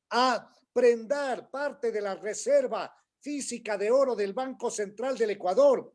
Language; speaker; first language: Spanish; native; Spanish